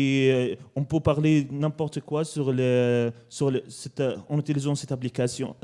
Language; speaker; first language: French; non-native, learner; Arabic